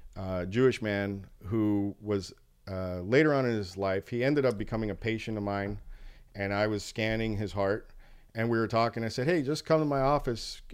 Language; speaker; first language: English; early bilingual, other home language; Spanish